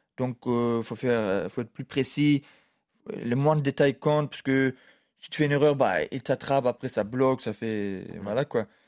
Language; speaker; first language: French; native; French